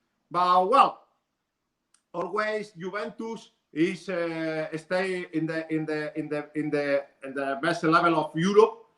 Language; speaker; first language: English; non-native, learner; Spanish